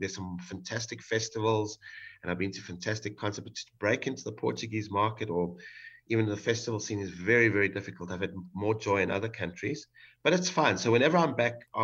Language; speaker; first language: English; native; English